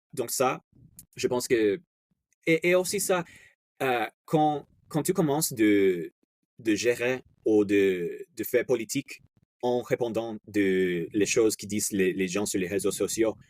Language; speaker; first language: French; non-native, fluent; English